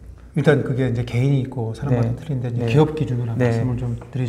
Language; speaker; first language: Korean; native; Korean